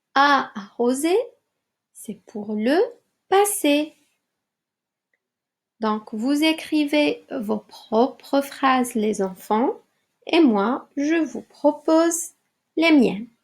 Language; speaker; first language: French; non-native, local second language; Arabic